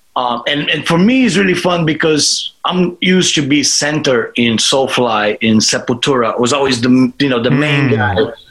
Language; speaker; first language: English; non-native, fluent; Portuguese